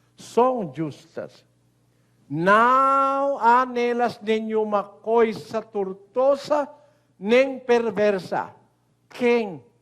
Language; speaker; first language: Portuguese; non-native, learner; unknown